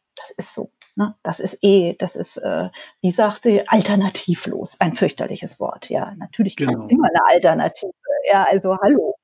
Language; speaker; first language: German; native; German